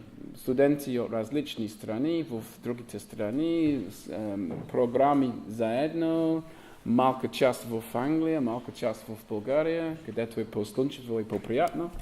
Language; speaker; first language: Bulgarian; non-native, learner; English